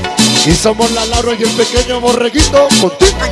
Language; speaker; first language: Spanish; native; Spanish